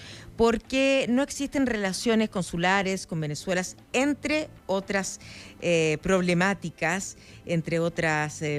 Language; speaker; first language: Spanish; native; Spanish